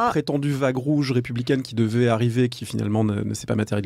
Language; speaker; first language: French; native; French